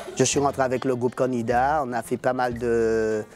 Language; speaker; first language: French; native; French